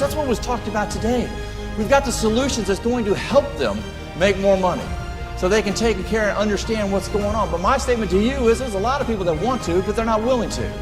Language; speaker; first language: English; native; English